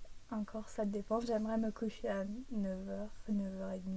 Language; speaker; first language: French; early bilingual, heritage; English